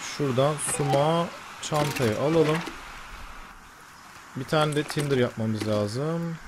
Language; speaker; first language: Turkish; native; Turkish